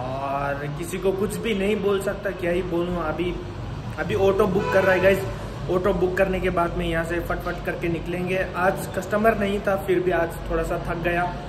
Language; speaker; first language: Hindi; non-native, local second language; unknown